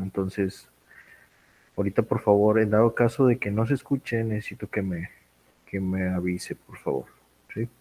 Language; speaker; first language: Spanish; native; Spanish